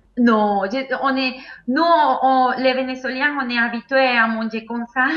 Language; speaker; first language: French; non-native, fluent; Spanish